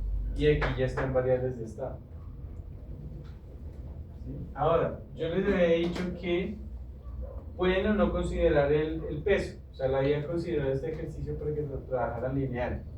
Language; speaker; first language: Spanish; native; Spanish